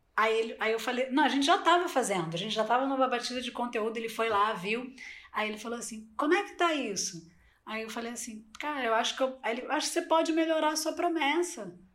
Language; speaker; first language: Portuguese; non-native, local second language; Spanish